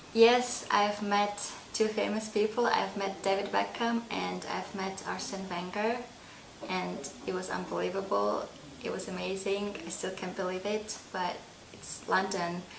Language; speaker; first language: English; non-native, fluent; Russian